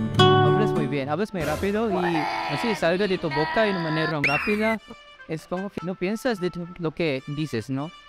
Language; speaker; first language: Spanish; non-native, fluent; Filipino